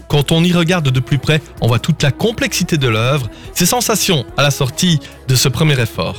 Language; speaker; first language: French; native; French